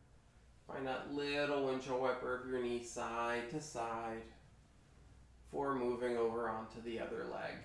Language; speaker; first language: English; native; English